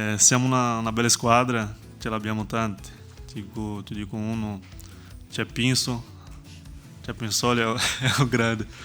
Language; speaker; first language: Italian; non-native, fluent; Portuguese